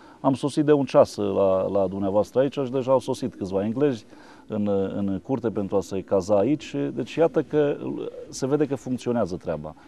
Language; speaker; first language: Romanian; native; Romanian